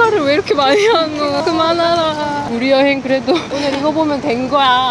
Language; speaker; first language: Korean; native; Korean